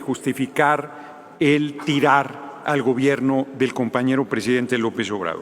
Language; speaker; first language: Spanish; native; Spanish